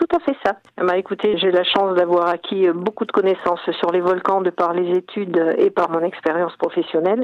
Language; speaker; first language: French; native; French